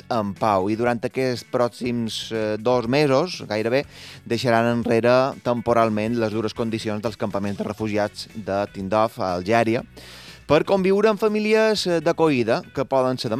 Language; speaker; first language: Catalan; native; Catalan